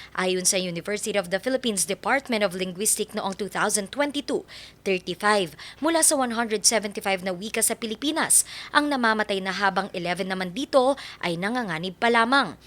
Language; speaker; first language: Filipino; native; Filipino